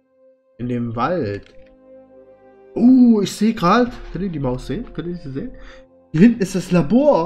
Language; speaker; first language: German; native; German